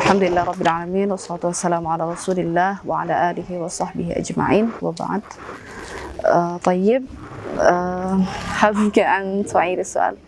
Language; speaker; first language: Arabic; non-native, fluent; Indonesian